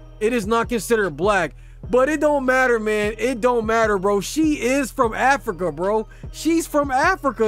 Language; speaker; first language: English; native; English